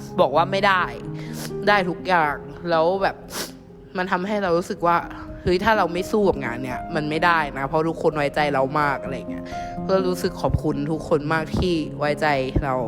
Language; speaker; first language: Thai; native; Thai